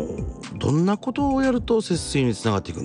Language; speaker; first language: Japanese; native; Japanese